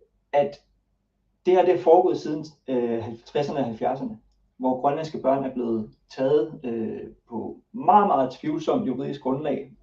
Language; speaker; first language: Danish; early bilingual, other home language; Kalaallisut